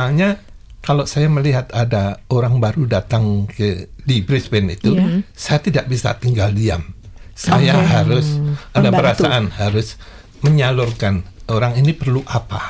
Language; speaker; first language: Indonesian; non-native, local second language; Javanese